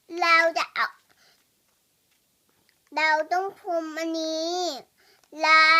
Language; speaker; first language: Thai; early bilingual, heritage; English